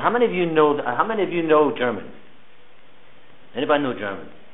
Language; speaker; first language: English; early bilingual, other home language; Pennsylvania German